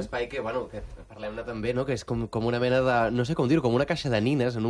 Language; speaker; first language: Catalan; native; Catalan